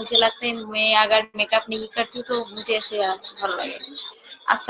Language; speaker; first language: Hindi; non-native, fluent; Bangla